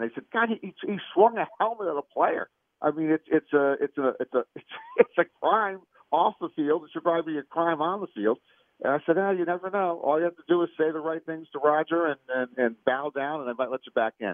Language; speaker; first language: English; native; English